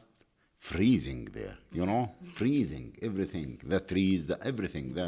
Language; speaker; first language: English; non-native, learner; Arabic